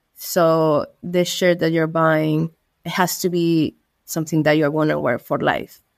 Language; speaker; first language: English; non-native, fluent; Spanish